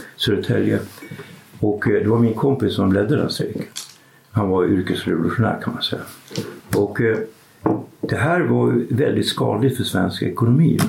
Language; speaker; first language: Swedish; native; Swedish